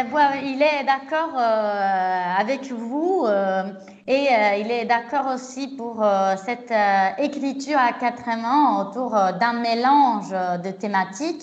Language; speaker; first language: French; non-native, fluent; Italian